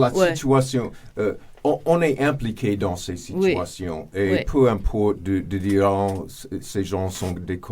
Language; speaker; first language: French; non-native, fluent; English